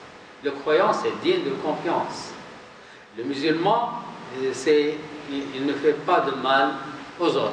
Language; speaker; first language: French; non-native, local second language; Arabic